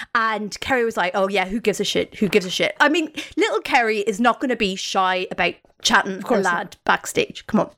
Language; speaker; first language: English; native; English